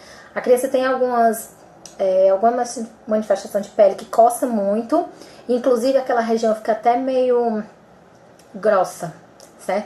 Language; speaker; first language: Portuguese; native; Portuguese